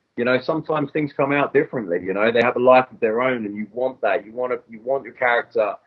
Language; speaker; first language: English; native; English